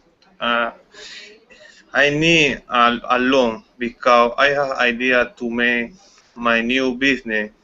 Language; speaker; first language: English; non-native, learner; Spanish